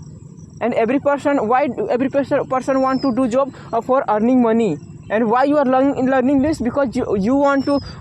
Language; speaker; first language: English; non-native, learner; Hindi